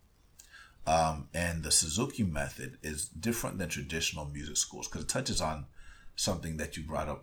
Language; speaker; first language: English; early bilingual, other home language; Spanish